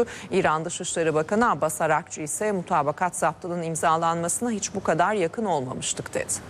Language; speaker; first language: Turkish; native; Turkish